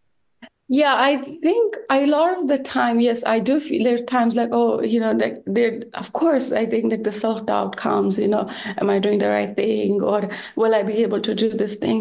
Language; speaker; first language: English; non-native, fluent; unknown